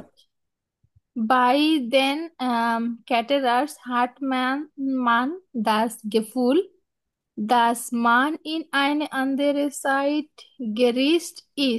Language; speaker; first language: German; non-native, learner; Bangla